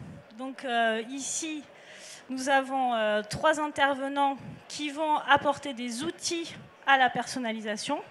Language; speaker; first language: French; native; French